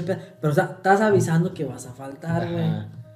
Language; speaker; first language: Spanish; native; Spanish